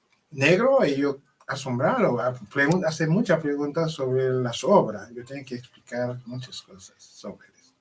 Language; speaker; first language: Spanish; non-native, learner; Haitian Creole